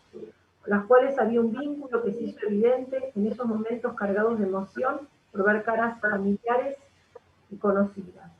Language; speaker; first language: Spanish; native; Spanish